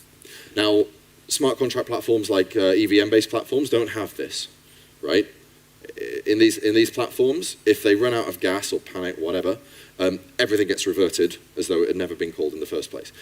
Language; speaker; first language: English; native; English